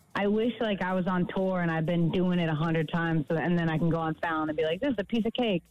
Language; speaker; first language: English; native; English